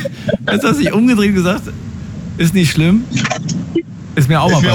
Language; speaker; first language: German; native; German